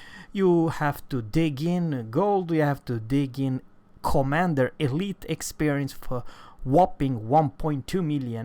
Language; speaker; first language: English; non-native, fluent; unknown